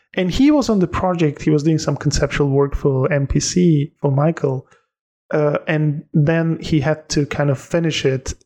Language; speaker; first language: English; non-native, fluent; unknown